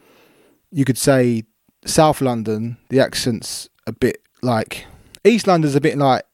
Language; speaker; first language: English; native; English